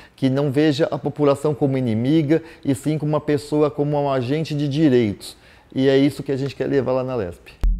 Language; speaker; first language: Portuguese; native; Portuguese